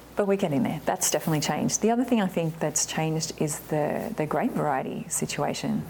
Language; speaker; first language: English; native; English